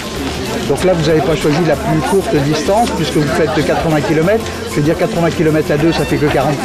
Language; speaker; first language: French; native; French